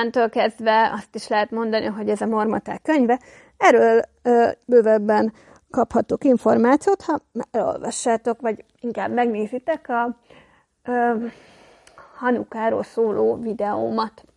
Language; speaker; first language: Hungarian; native; Hungarian